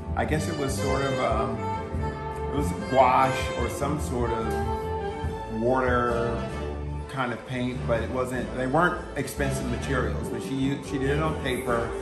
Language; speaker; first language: English; native; English